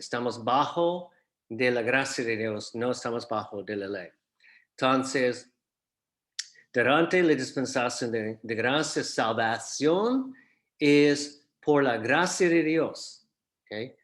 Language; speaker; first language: Spanish; non-native, fluent; English